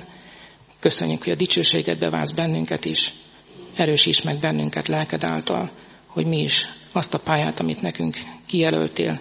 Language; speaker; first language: Hungarian; native; Hungarian